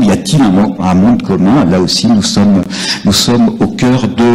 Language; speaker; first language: French; native; French